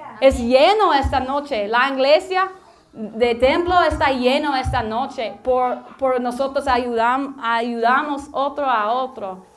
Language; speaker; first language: Spanish; non-native, learner; English